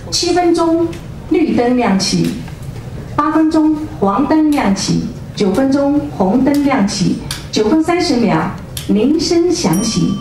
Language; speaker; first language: Chinese; native; Chinese